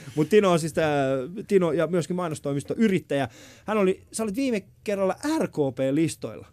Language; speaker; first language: Finnish; early bilingual, other home language; Persian